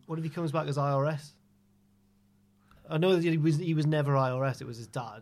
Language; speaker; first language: English; native; English